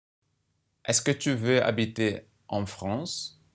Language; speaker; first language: French; non-native, fluent; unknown